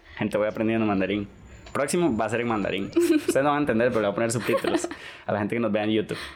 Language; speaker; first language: Spanish; native; Spanish